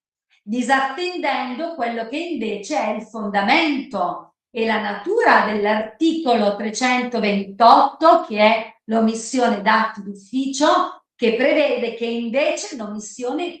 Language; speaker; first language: Italian; native; Italian